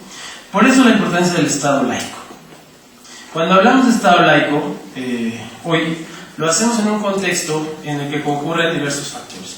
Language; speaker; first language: Spanish; native; Spanish